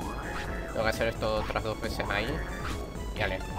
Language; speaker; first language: Spanish; native; Spanish